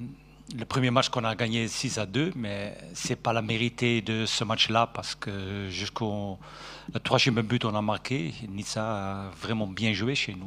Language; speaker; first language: French; non-native, fluent; Dutch